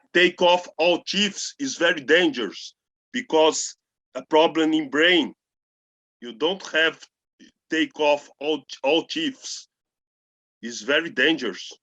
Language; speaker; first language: English; non-native, learner; Portuguese